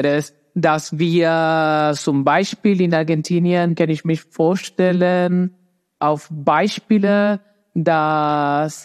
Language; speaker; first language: German; non-native, learner; Spanish